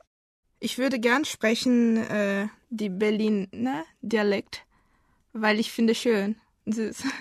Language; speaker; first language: German; non-native, learner; Portuguese